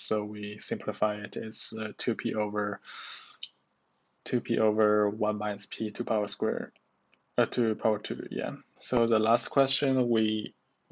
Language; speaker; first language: English; non-native, learner; Chinese